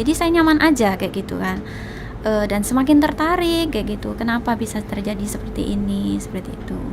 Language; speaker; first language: Indonesian; native; Indonesian